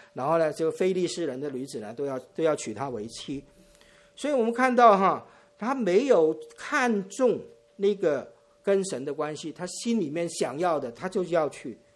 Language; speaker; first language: Chinese; non-native, local second language; Cantonese